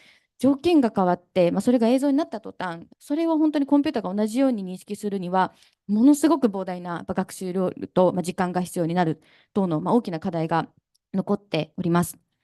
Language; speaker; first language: Japanese; native; Japanese